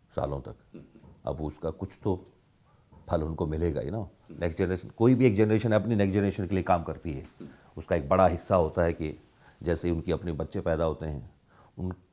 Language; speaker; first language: Hindi; native; Hindi